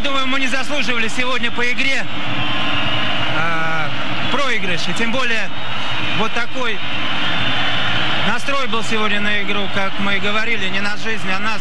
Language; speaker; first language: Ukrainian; non-native, local second language; Russian